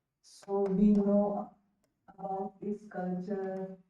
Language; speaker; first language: English; non-native, learner; Hindi